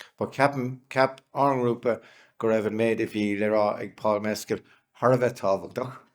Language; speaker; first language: Irish; non-native, local second language; English